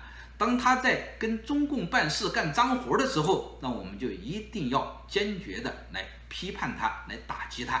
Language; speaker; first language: Chinese; native; Chinese